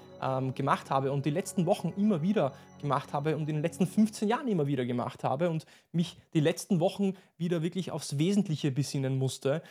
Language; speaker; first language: German; native; German